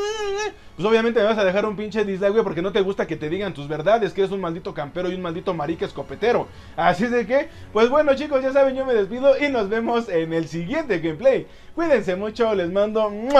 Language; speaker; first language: Spanish; native; Spanish